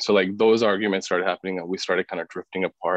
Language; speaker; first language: English; early bilingual, other home language; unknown